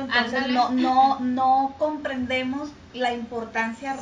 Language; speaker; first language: Spanish; native; Spanish